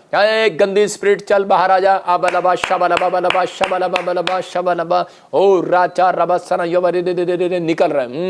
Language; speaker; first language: Hindi; non-native, local second language; Punjabi